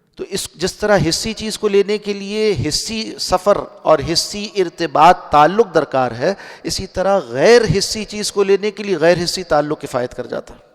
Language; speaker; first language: Urdu; native; Urdu